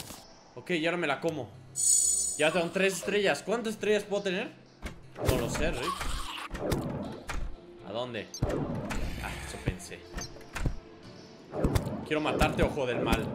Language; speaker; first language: Spanish; native; Spanish